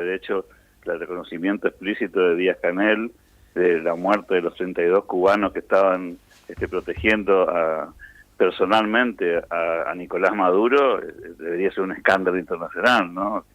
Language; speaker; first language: Spanish; native; Spanish